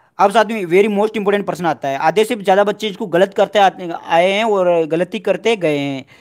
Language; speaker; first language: Hindi; native; Hindi